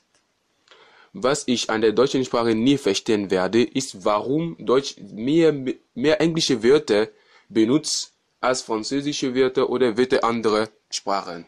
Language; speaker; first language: German; non-native, fluent; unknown